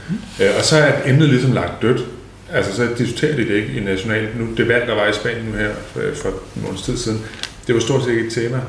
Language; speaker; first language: Danish; native; Danish